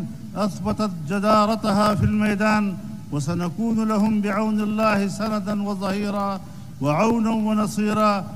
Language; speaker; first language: Arabic; non-native, fluent; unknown